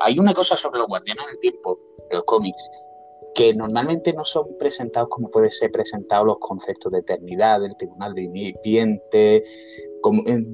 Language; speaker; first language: Spanish; native; Spanish